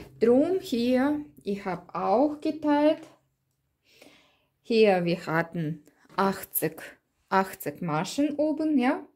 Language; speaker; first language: German; non-native, learner; Russian